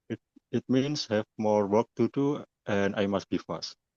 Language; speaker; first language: English; non-native, learner; Indonesian